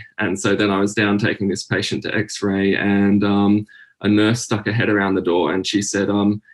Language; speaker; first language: English; native; English